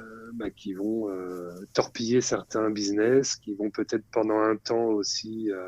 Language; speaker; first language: French; native; French